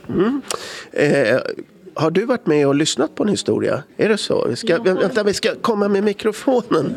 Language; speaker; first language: Swedish; native; Swedish